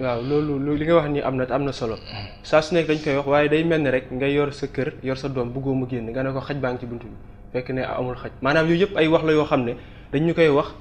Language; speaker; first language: Wolof; non-native, local second language; Bambara